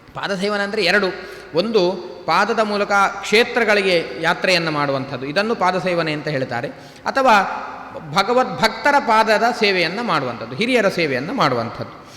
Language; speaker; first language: Kannada; native; Kannada